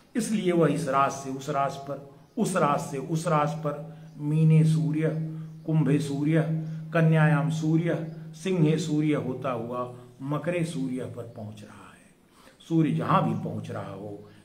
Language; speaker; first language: Hindi; native; Hindi